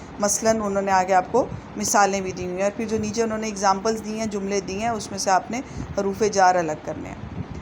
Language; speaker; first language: Urdu; native; Urdu